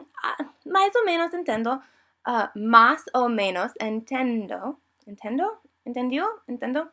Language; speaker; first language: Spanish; non-native, learner; English